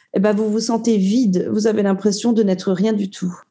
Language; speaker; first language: French; native; French